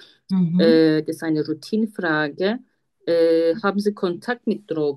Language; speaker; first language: German; non-native, fluent; Turkish